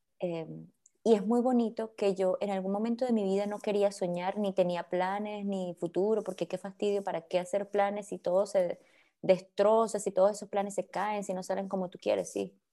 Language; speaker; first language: Spanish; native; Spanish